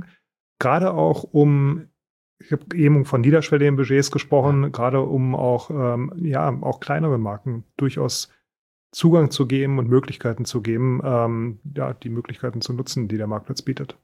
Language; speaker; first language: German; native; German